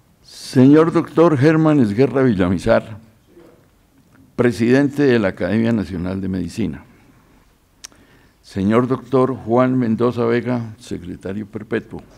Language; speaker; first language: Spanish; native; Spanish